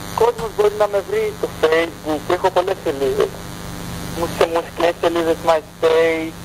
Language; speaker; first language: Greek; early bilingual, other home language; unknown